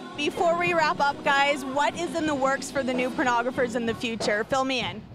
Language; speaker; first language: English; native; English